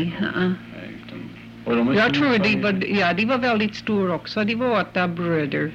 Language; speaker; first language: Swedish; early bilingual, heritage; English